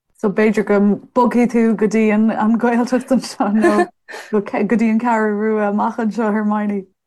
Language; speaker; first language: Irish; non-native, local second language; English